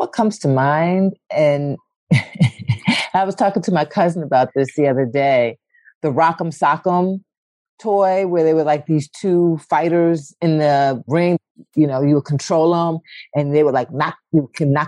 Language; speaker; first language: English; native; English